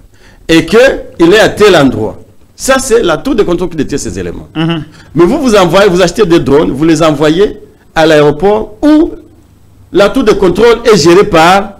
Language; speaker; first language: French; non-native, local second language; Swahili